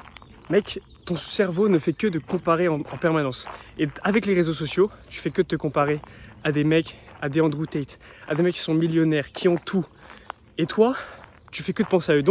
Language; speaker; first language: French; native; French